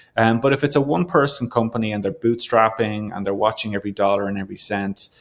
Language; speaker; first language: English; native; English